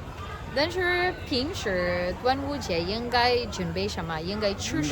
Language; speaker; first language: Chinese; non-native, learner; Filipino